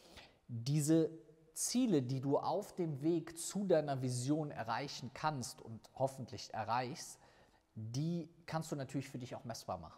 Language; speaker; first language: German; native; German